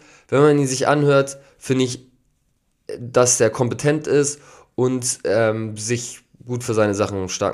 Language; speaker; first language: German; native; German